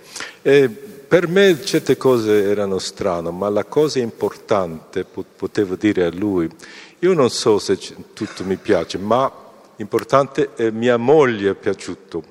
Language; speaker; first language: Italian; non-native, fluent; Korean